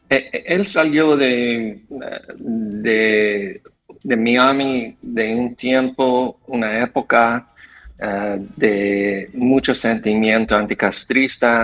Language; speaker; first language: Spanish; non-native, fluent; English